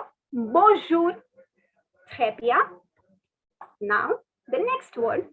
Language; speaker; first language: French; non-native, fluent; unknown